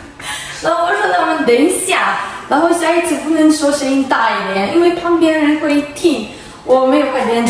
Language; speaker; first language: Chinese; non-native, learner; Ukrainian